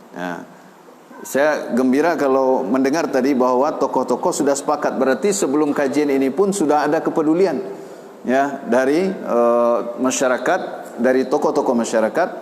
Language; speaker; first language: Malay; non-native, local second language; Minangkabau